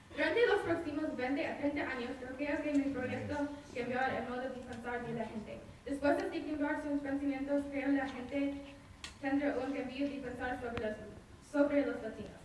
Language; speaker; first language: Spanish; early bilingual, heritage; Spanish